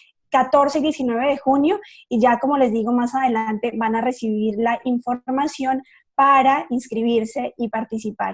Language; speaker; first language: Spanish; native; Spanish